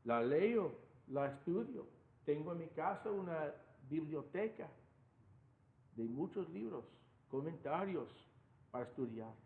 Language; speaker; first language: Spanish; non-native, fluent; English